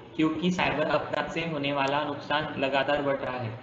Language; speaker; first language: Hindi; non-native, local second language; Marathi